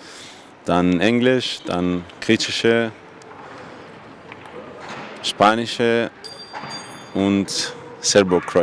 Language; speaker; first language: German; non-native, learner; Russian